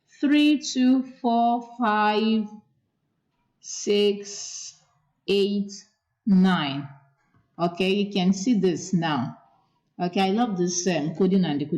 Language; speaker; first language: English; non-native, local second language; Yoruba